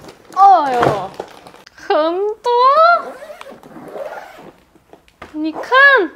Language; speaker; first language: Chinese; non-native, fluent; Turkish